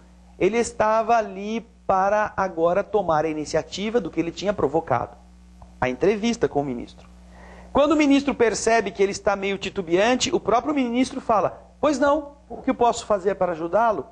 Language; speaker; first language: Portuguese; native; Portuguese